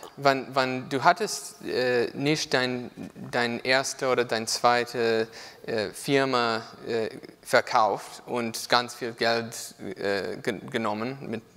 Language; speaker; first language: German; non-native, learner; English